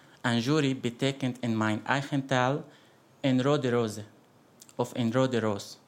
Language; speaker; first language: Dutch; non-native, fluent; Arabic